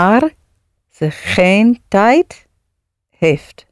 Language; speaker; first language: Dutch; non-native, learner; English